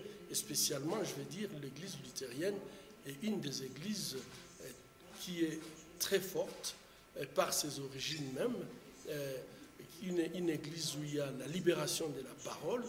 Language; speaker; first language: French; non-native, local second language; Swahili